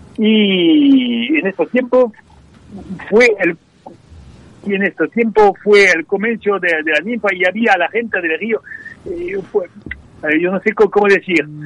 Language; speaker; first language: Spanish; non-native, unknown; French